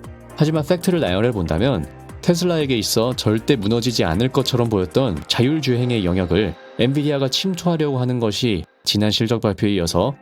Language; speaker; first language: Korean; native; Korean